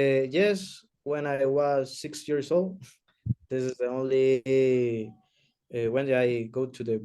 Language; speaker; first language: English; non-native, learner; Spanish